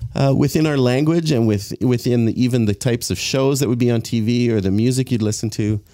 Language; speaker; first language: English; native; English